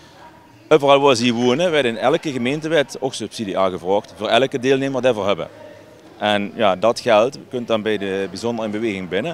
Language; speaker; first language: Dutch; native; Dutch